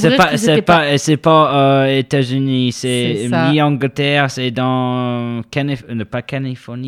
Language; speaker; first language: French; non-native, learner; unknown